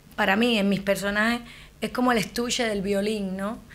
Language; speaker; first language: Spanish; native; Spanish